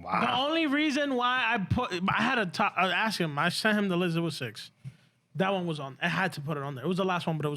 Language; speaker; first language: English; early bilingual, other home language; Spanish